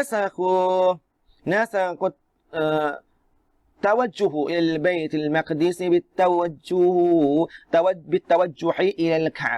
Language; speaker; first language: Arabic; non-native, fluent; Malay